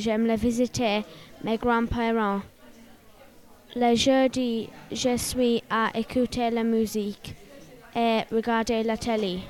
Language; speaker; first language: French; non-native, learner; English